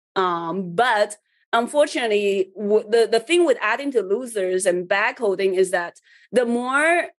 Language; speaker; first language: English; early bilingual, other home language; Chinese